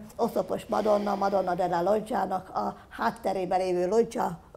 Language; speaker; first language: Hungarian; native; Hungarian